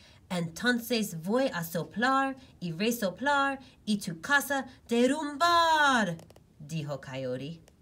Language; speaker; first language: Spanish; non-native, learner; English